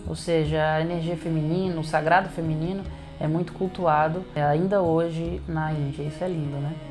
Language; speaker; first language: Portuguese; native; Portuguese